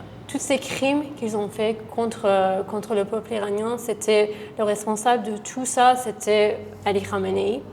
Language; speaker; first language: French; non-native, fluent; Persian